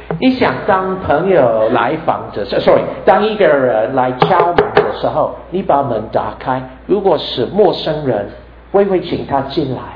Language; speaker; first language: Chinese; non-native, fluent; English